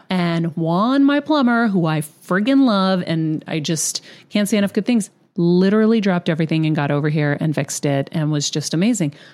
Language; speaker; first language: English; native; English